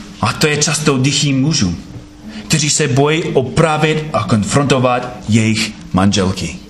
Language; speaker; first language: Czech; non-native, fluent; English